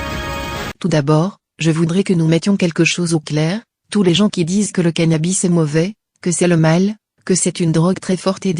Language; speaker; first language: French; native; French